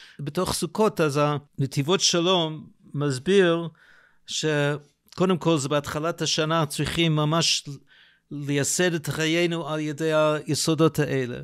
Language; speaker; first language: Hebrew; non-native, fluent; English